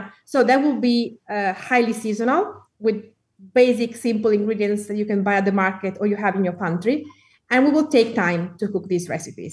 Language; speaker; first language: English; non-native, fluent; Italian